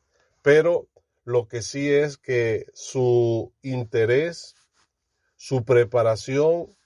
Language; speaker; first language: Spanish; native; Spanish